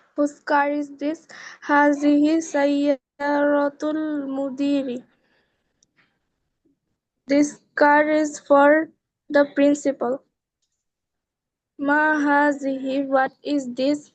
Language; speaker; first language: English; non-native, learner; Bangla